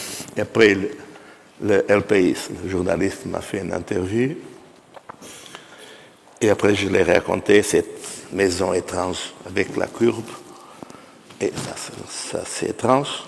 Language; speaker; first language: French; non-native, fluent; Portuguese